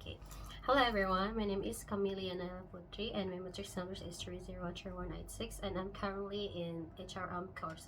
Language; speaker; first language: English; non-native, local second language; Indonesian